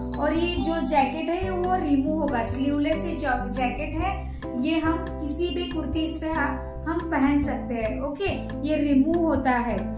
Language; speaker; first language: Hindi; non-native, local second language; Marathi